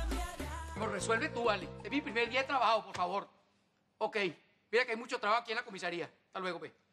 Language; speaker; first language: Spanish; native; Spanish